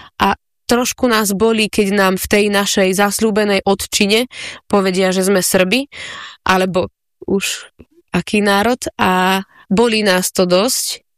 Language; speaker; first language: Slovak; early bilingual, heritage; Slovak